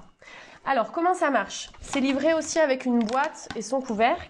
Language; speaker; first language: French; native; French